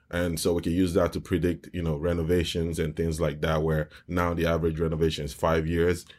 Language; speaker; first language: English; non-native, local second language; Yoruba